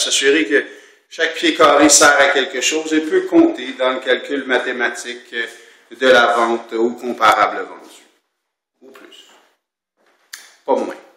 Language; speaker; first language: French; native; French